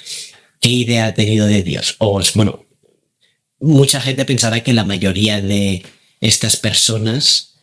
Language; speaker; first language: Spanish; native; Spanish